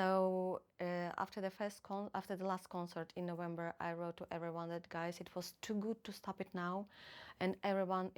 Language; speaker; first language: English; non-native, fluent; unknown